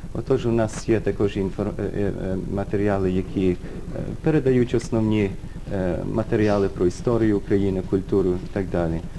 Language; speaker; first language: Ukrainian; early bilingual, heritage; Ukrainian